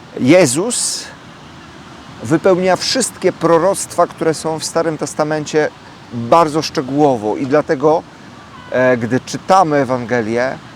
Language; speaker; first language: Polish; native; Polish